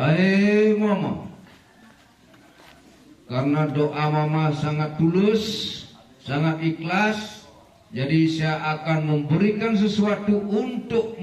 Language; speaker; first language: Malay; non-native, local second language; Balinese